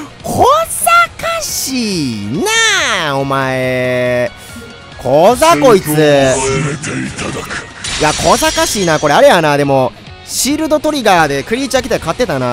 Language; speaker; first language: Japanese; native; Japanese